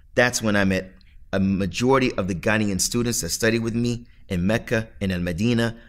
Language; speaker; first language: English; native; English